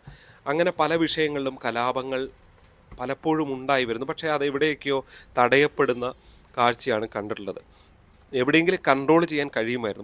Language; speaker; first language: Malayalam; native; Malayalam